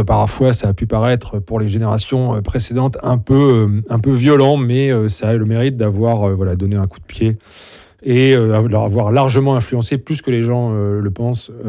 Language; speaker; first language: French; native; French